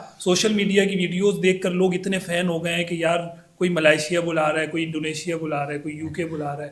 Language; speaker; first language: Urdu; non-native, local second language; Pashto